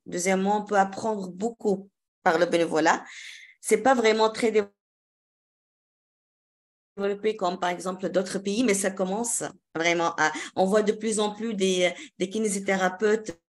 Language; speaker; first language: French; non-native, local second language; Arabic